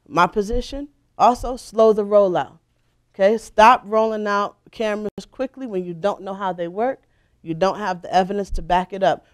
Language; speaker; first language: English; native; English